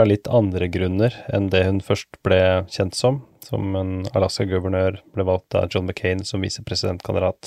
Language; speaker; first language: Norwegian; native; Norwegian